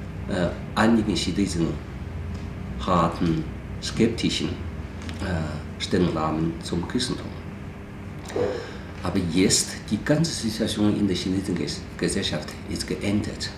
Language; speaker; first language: German; non-native, fluent; Chinese